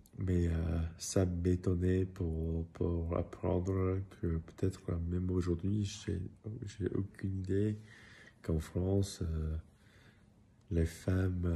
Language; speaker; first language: French; non-native, learner; English